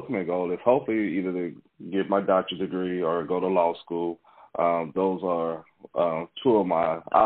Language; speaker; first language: English; native; English